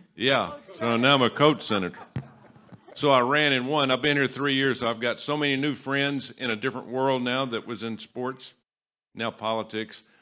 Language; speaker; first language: English; native; English